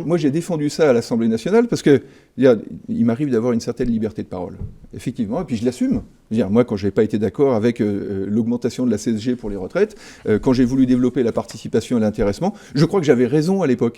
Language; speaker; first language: French; native; French